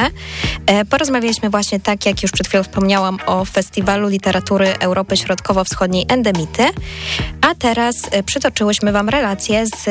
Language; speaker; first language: Polish; native; Polish